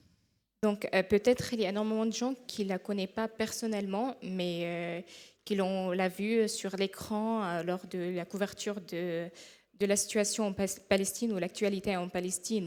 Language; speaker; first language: French; non-native, fluent; Arabic